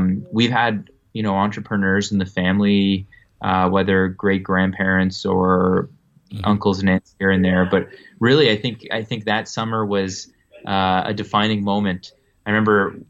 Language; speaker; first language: English; native; English